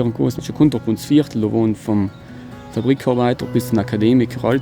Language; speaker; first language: German; native; German